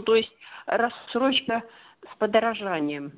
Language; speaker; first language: Russian; native; Russian